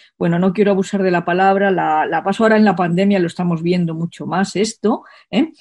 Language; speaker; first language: Spanish; native; Spanish